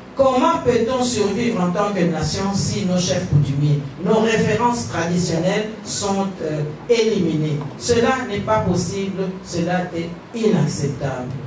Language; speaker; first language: French; non-native, local second language; Kongo